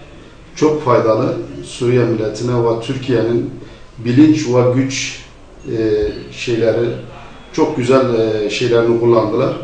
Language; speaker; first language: Turkish; early bilingual, heritage; Turkish